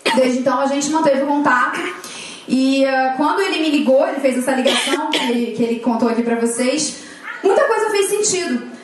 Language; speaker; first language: Portuguese; native; Portuguese